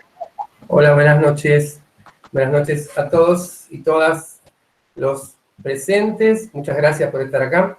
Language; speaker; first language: Spanish; native; Spanish